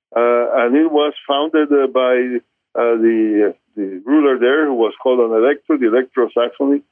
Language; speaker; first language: English; non-native, fluent; Spanish